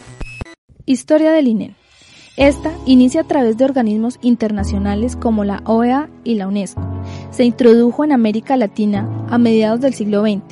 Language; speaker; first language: Spanish; native; Spanish